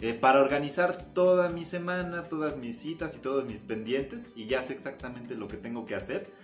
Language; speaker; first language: Spanish; native; Spanish